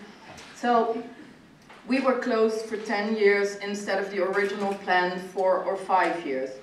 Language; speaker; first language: English; non-native, fluent; Dutch